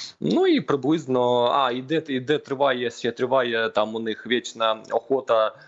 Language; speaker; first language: Ukrainian; non-native, local second language; Russian